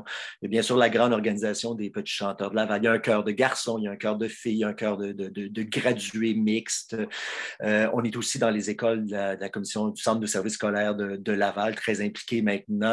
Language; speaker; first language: French; native; French